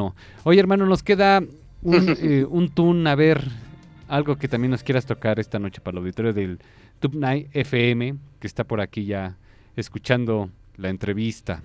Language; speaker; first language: Spanish; native; Spanish